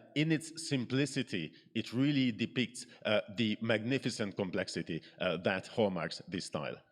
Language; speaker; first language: English; non-native, fluent; Hebrew